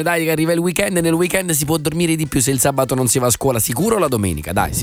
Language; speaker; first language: Italian; native; Italian